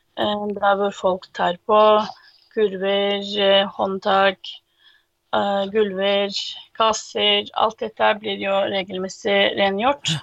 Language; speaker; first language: Norwegian; early bilingual, other home language; Turkish